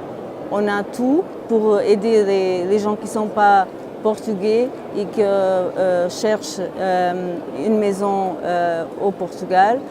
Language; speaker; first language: French; non-native, fluent; Portuguese